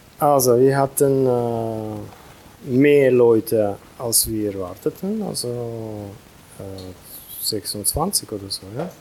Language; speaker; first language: German; non-native, learner; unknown